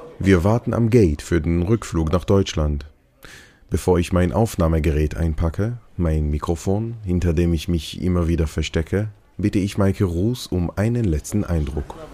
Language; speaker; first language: German; non-native, fluent; Hebrew